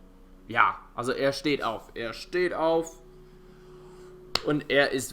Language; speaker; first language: German; non-native, fluent; English